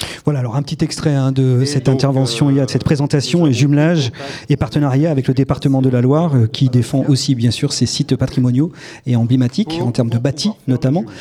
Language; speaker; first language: French; native; French